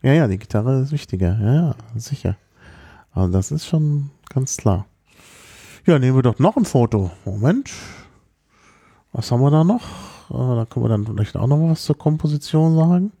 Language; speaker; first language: German; native; German